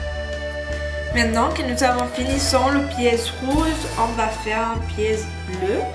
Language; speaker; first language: French; non-native, learner; Spanish